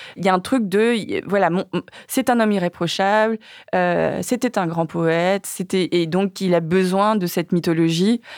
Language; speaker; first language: French; early bilingual, other home language; Vietnamese